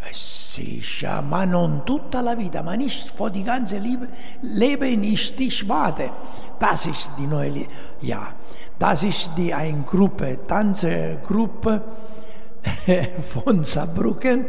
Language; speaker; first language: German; non-native, fluent; Italian